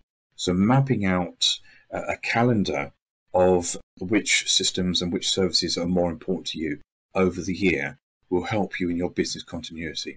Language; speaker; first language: English; native; English